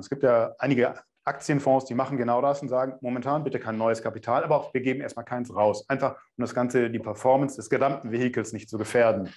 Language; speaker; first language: German; native; German